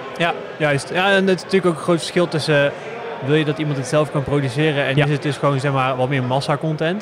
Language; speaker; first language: Dutch; native; Dutch